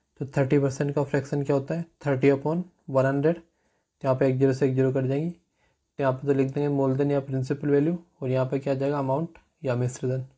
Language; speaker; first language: Hindi; native; Hindi